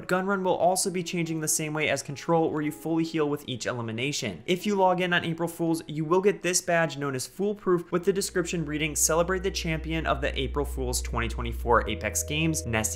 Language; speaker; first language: English; native; English